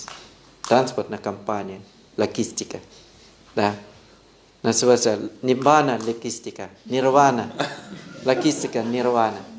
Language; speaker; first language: Russian; non-native, fluent; Thai